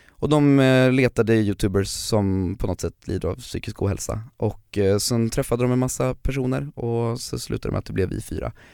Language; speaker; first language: Swedish; native; Swedish